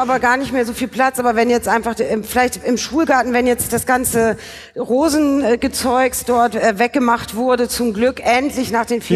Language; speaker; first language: German; native; German